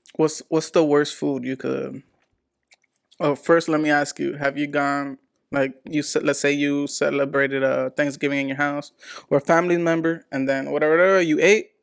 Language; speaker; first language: English; early bilingual, other home language; Spanish